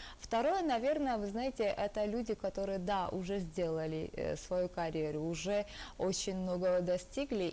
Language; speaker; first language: Russian; non-native, local second language; Georgian